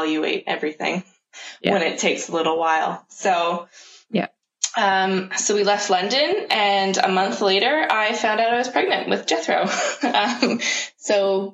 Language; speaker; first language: English; native; English